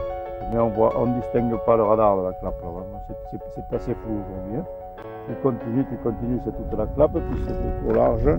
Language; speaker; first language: French; native; French